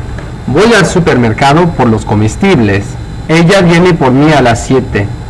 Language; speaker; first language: Spanish; non-native, fluent; English